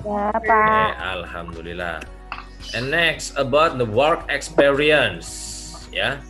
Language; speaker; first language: English; non-native, learner; Indonesian